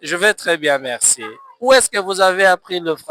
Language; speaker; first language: French; non-native, fluent; Portuguese